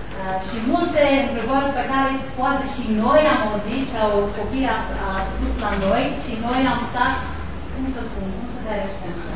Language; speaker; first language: Romanian; non-native, local second language; Hungarian